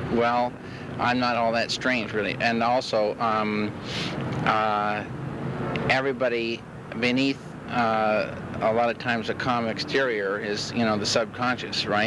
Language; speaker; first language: English; native; English